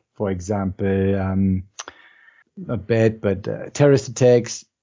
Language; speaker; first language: English; non-native, fluent; German